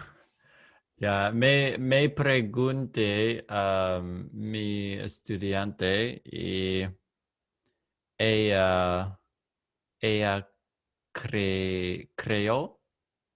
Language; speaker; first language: Spanish; non-native, learner; English